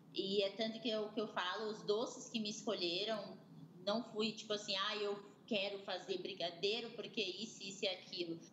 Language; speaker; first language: Portuguese; native; Portuguese